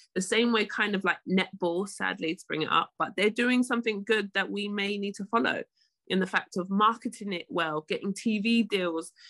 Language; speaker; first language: English; native; English